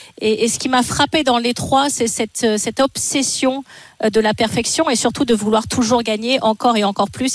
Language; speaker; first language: French; native; French